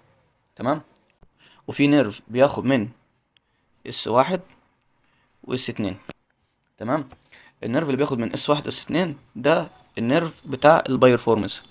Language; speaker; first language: Arabic; native; Arabic